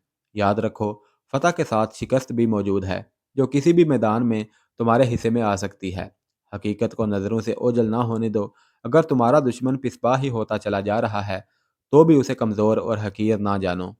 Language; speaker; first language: Urdu; native; Urdu